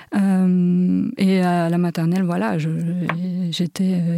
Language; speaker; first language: French; early bilingual, other home language; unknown